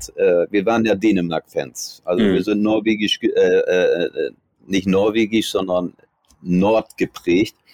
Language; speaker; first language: German; native; German